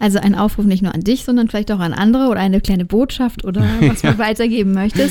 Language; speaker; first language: German; native; German